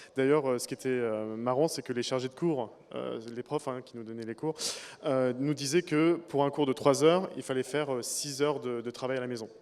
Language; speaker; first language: French; native; French